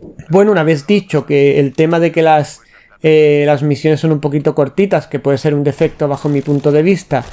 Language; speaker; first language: Spanish; native; Spanish